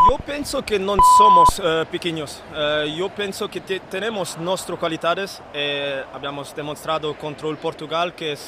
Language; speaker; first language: Spanish; non-native, learner; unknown